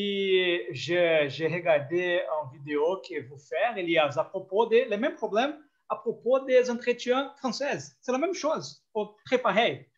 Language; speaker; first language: French; non-native, fluent; Portuguese